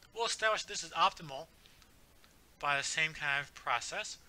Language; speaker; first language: English; native; English